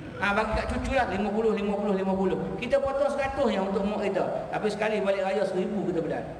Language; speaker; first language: Malay; native; Malay